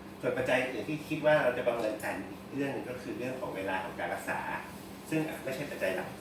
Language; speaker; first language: Thai; native; Thai